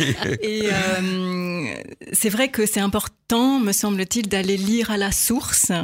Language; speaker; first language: French; native; French